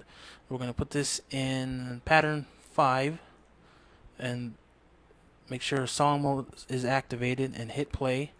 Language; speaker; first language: English; native; English